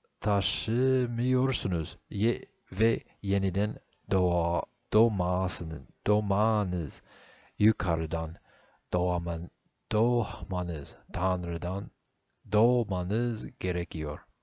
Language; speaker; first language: Turkish; non-native, fluent; English